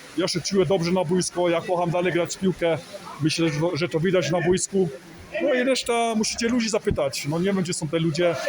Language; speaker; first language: Polish; early bilingual, heritage; Polish